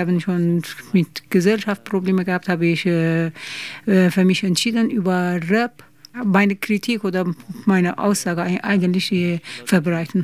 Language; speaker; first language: German; non-native, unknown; Persian